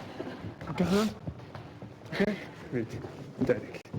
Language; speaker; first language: Arabic; native; Arabic